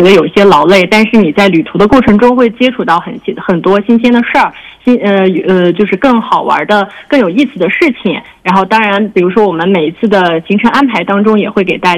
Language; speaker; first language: Chinese; native; Chinese